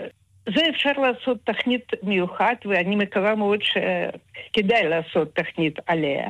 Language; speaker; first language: Hebrew; non-native, fluent; Russian